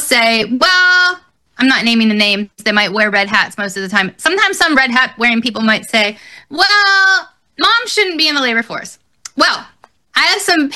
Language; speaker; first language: English; native; English